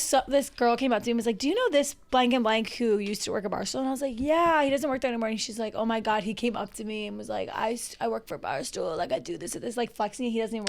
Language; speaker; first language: English; native; English